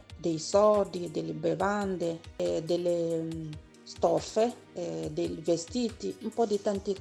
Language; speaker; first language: Italian; non-native, learner; Igbo